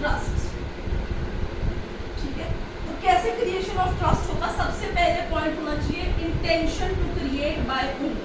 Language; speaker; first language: Hindi; native; Hindi